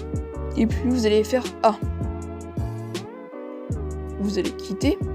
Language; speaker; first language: French; native; French